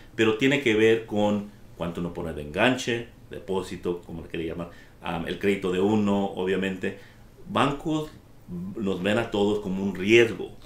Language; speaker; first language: Spanish; early bilingual, heritage; Spanish